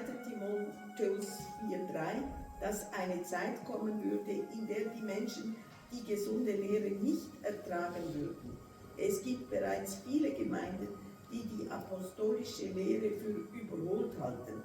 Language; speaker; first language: German; non-native, fluent; Portuguese